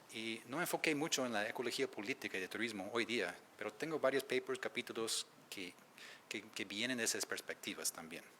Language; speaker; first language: Spanish; non-native, fluent; English